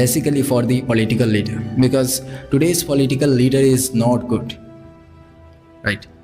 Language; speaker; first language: English; non-native, learner; Bhojpuri